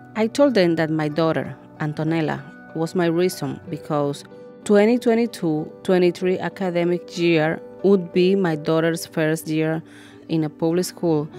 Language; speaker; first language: English; non-native, fluent; Spanish